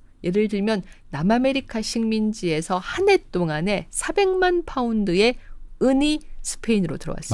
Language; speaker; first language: Korean; native; Korean